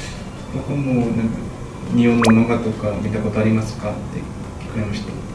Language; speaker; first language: Japanese; non-native, learner; Korean